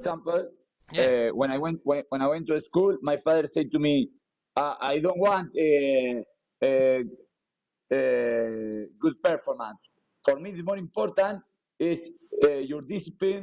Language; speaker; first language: English; non-native, learner; Spanish